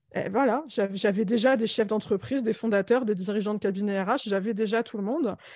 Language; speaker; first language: French; native; French